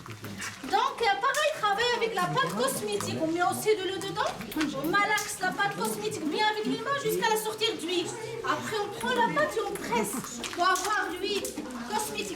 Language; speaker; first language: French; non-native, local second language; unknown